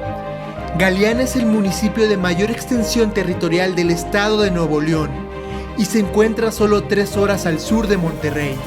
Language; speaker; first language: Spanish; native; Spanish